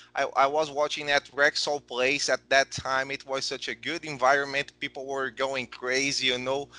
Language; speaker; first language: English; non-native, fluent; Portuguese